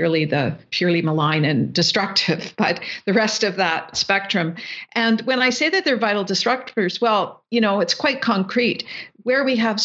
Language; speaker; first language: English; native; English